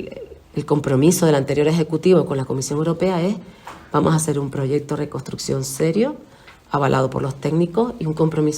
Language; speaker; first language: Spanish; native; Spanish